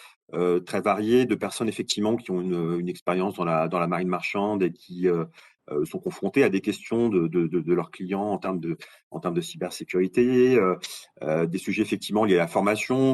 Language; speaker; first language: French; native; French